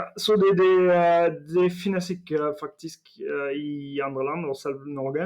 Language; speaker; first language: Norwegian; non-native, fluent; French